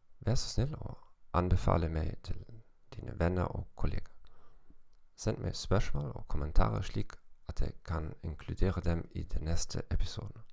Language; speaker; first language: Norwegian; non-native, fluent; German